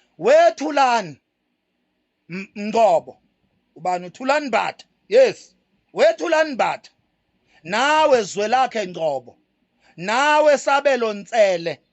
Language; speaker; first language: Zulu; native; Zulu